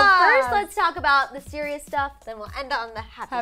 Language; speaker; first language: English; native; English